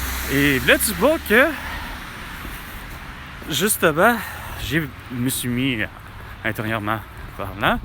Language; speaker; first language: French; native; French